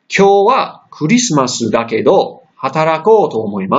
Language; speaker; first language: Japanese; non-native, fluent; English